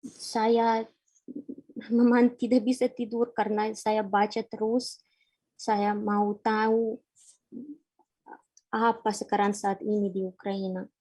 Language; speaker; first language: Indonesian; non-native, fluent; Ukrainian